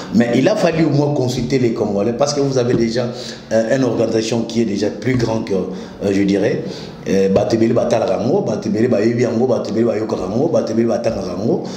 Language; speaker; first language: French; non-native, local second language; Lingala